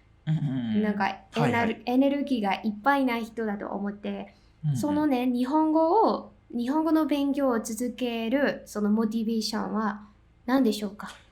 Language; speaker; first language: Japanese; non-native, fluent; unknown